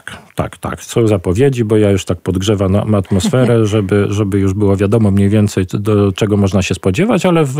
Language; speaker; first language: Polish; native; Polish